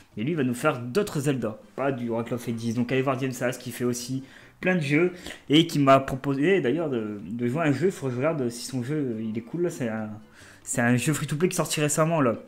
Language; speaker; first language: French; native; French